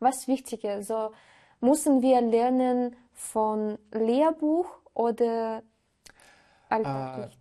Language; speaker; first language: German; non-native, learner; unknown